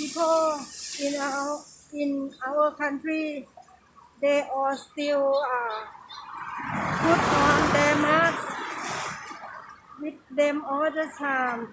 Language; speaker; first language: English; non-native, learner; Thai